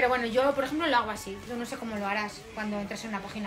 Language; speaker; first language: Spanish; native; Spanish